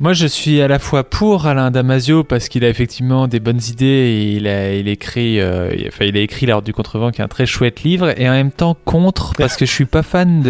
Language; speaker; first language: French; native; French